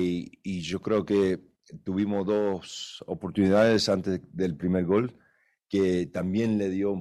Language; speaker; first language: Spanish; early bilingual, heritage; Spanish